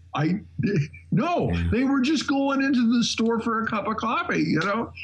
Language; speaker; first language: English; native; English